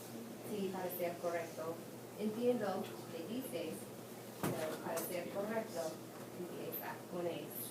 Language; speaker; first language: Spanish; non-native, fluent; English